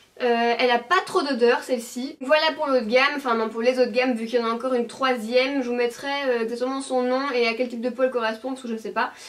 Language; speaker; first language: French; native; French